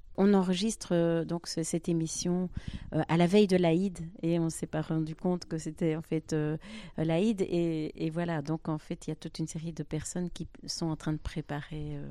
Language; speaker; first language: French; native; French